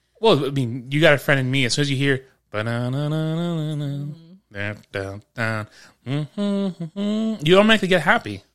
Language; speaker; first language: English; early bilingual, other home language; Spanish